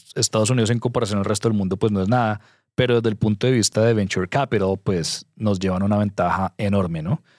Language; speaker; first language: Spanish; native; Spanish